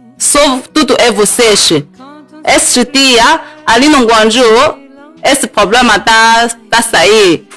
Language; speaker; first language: Portuguese; non-native, learner; Chinese